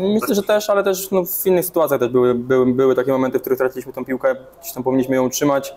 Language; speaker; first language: Polish; native; Polish